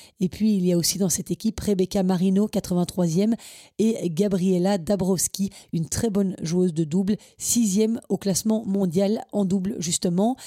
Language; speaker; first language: French; native; French